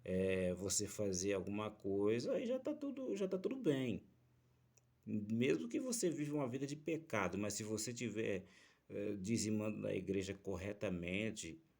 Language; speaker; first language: Portuguese; native; Portuguese